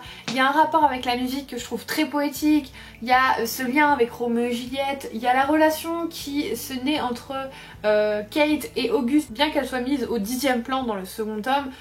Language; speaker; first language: French; native; French